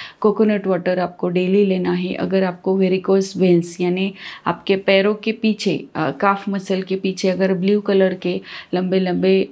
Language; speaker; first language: Hindi; non-native, local second language; Marathi